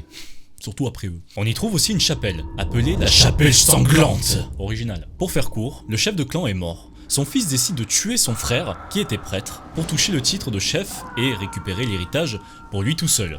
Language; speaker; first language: French; native; French